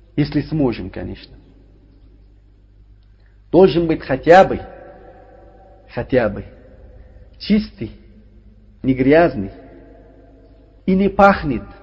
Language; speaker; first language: Russian; non-native, learner; Uzbek